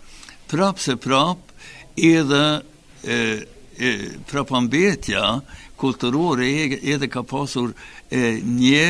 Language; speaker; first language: Albanian; non-native, fluent; Swedish